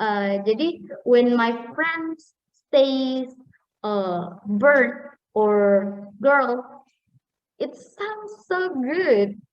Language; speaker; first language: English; non-native, fluent; Indonesian